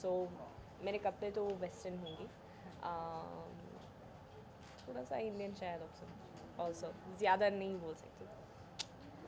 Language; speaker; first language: Hindi; non-native, learner; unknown